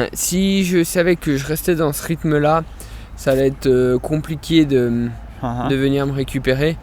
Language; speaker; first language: French; native; French